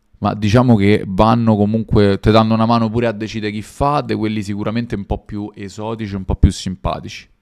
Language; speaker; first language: Italian; native; Italian